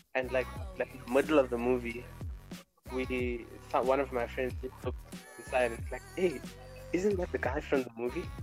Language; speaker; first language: English; native; English